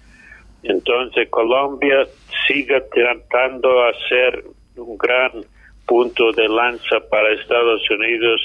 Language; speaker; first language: Spanish; non-native, fluent; English